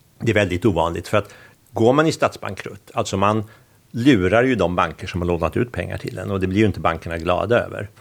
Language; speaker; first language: Swedish; native; Swedish